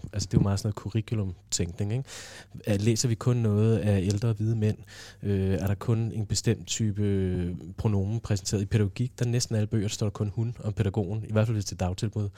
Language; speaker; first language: Danish; native; Danish